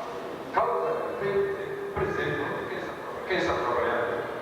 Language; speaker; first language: Portuguese; non-native, learner; Japanese